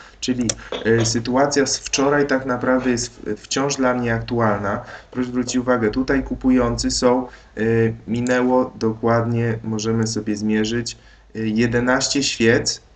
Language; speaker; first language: Polish; native; Polish